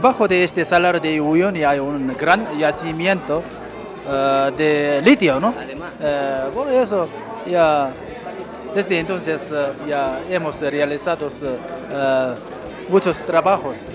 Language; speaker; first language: Spanish; non-native, fluent; Korean